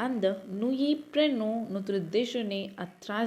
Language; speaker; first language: French; non-native, learner; Tamil